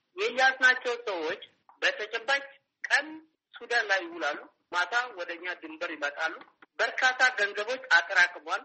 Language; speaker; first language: Amharic; non-native, local second language; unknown